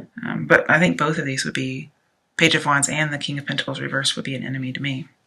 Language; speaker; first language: English; native; English